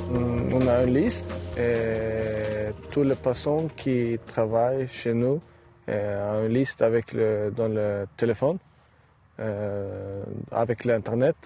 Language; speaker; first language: French; non-native, learner; Swedish